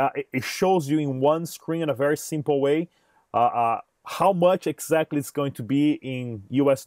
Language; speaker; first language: English; non-native, fluent; Portuguese